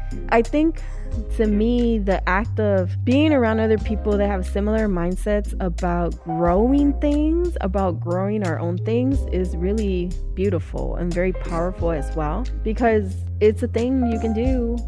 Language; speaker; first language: English; early bilingual, other home language; Spanish